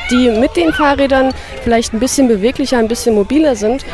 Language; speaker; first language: German; native; German